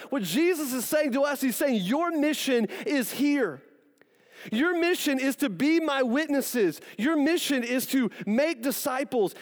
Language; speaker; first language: English; native; English